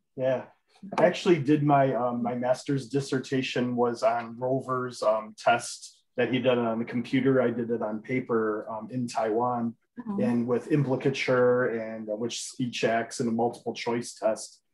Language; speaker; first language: English; native; English